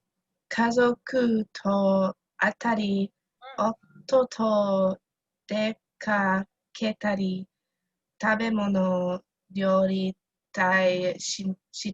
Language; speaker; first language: Japanese; non-native, learner; English